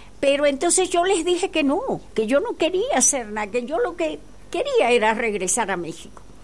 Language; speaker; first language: Spanish; native; Spanish